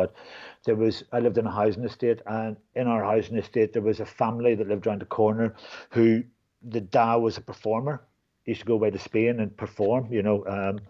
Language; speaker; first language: English; native; English